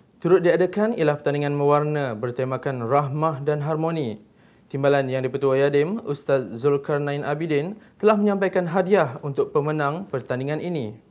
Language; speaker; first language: Malay; native; Malay